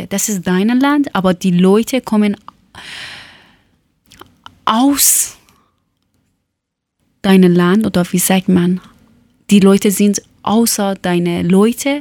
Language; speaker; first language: German; non-native, learner; Persian